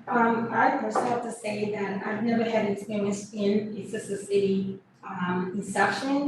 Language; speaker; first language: English; early bilingual, other home language; Kabuverdianu